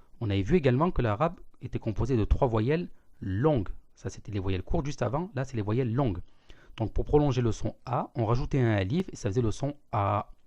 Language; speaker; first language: French; native; French